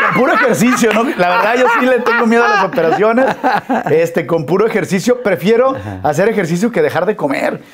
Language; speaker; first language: Spanish; native; Spanish